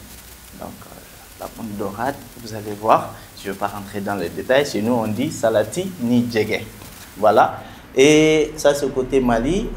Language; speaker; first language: French; non-native, local second language; Bambara